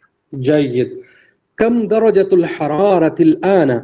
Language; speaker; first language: Arabic; non-native, fluent; Urdu